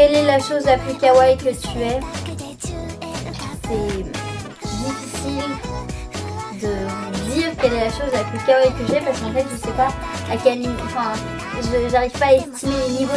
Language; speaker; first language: French; native; French